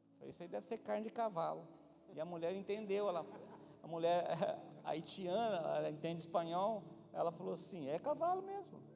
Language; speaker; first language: Portuguese; native; Portuguese